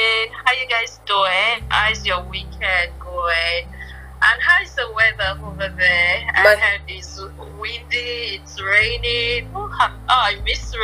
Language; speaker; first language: English; non-native, local second language; Yoruba